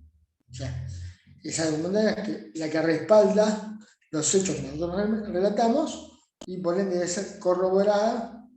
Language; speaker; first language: Spanish; native; Spanish